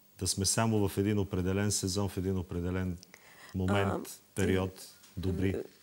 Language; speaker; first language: Bulgarian; native; Bulgarian